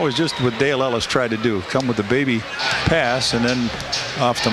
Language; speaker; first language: English; native; English